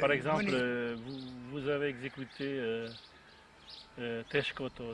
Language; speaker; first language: French; non-native, fluent; Macedonian